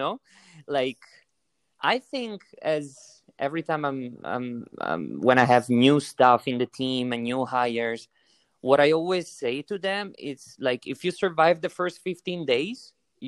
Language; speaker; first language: English; non-native, fluent; Italian